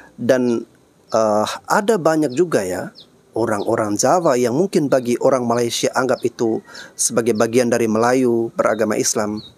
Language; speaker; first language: Indonesian; native; Indonesian